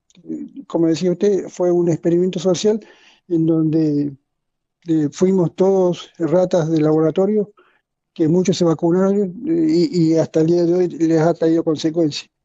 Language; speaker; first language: Spanish; native; Spanish